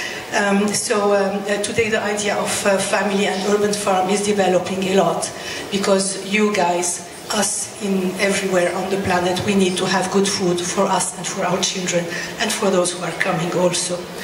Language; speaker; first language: English; non-native, fluent; French